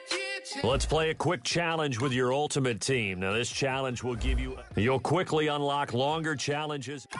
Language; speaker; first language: English; native; English